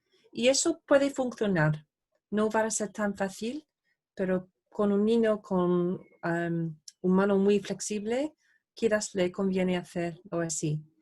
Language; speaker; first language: Spanish; non-native, fluent; English